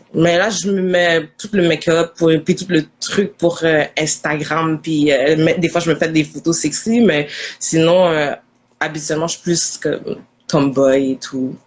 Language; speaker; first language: French; early bilingual, other home language; Haitian Creole